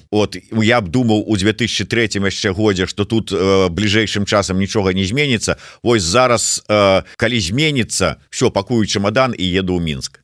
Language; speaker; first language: Belarusian; native; Belarusian